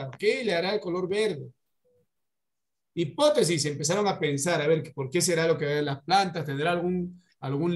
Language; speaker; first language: Spanish; native; Spanish